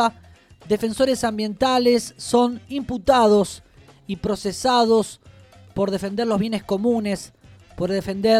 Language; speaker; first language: Spanish; native; Spanish